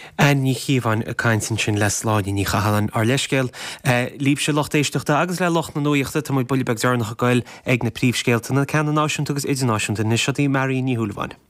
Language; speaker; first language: Irish; native; Irish